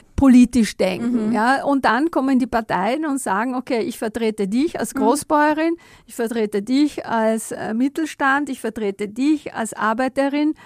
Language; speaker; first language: German; non-native, fluent; Italian